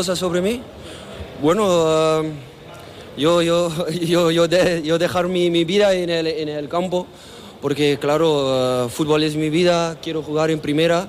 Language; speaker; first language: Spanish; non-native, learner; Papiamento